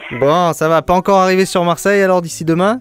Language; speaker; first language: French; native; French